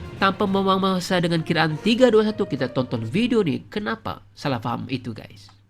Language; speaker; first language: Malay; native; Malay